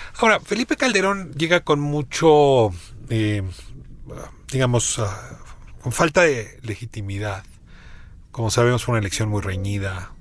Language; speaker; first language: Spanish; native; Spanish